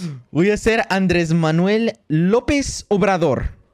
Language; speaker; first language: Spanish; early bilingual, heritage; Spanish